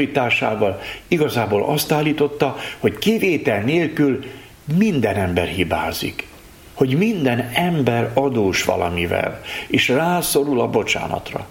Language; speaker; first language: Hungarian; native; Hungarian